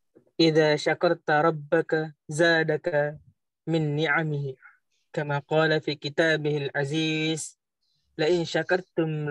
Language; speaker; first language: Arabic; non-native, learner; Indonesian